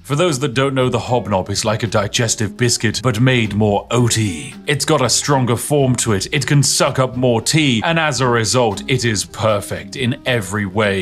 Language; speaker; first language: English; native; English